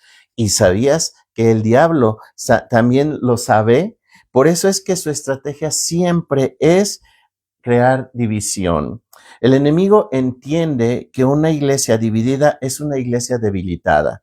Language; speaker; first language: Spanish; native; Spanish